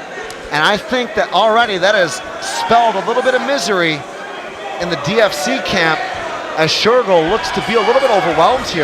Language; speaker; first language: English; native; English